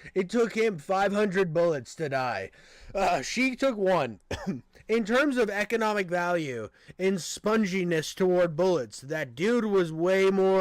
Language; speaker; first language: English; native; English